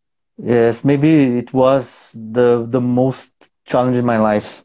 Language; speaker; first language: English; non-native, learner; Portuguese